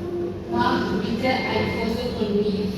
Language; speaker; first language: German; non-native, learner; Indonesian